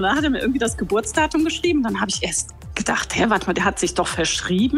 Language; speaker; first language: German; native; German